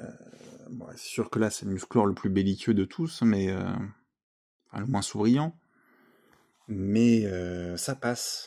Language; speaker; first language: French; native; French